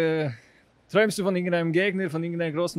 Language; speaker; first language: German; native; German